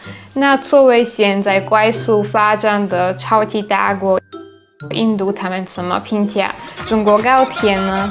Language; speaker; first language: Chinese; non-native, fluent; Slovak